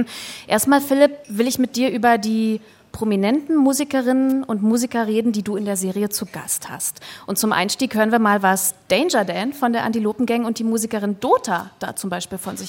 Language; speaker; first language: German; native; German